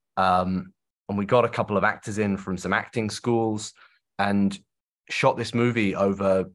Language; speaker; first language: English; native; English